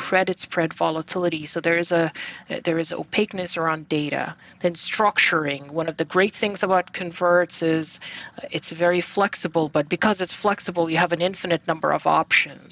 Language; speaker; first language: English; non-native, local second language; Bangla